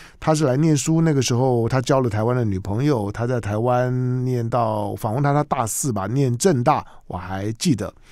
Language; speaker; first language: Chinese; native; Chinese